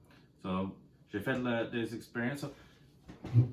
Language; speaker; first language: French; non-native, learner; English